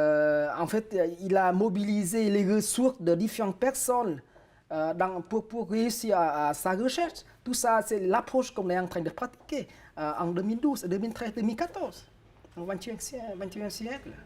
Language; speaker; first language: French; non-native, fluent; Vietnamese